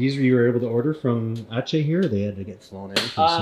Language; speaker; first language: English; native; English